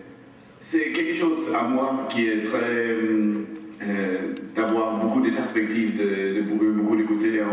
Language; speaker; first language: French; non-native, learner; Swedish